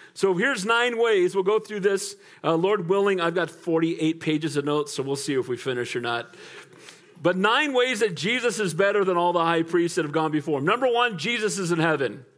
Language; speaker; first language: English; native; English